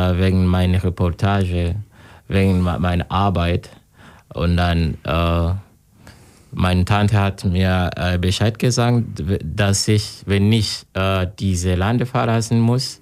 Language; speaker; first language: German; non-native, learner; Kinyarwanda